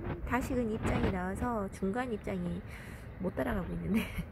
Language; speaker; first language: Korean; native; Korean